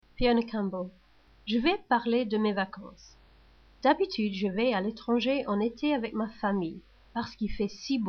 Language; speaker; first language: French; non-native, learner; English